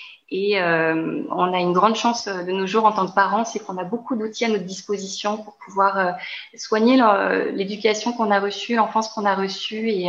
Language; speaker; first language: French; native; French